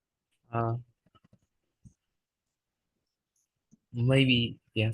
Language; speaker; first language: English; non-native, learner; Vietnamese